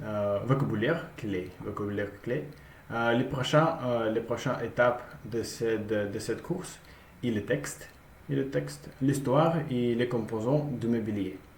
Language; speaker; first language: French; non-native, learner; Russian